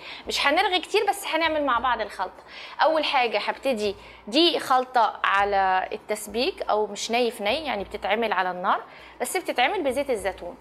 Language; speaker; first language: Arabic; native; Arabic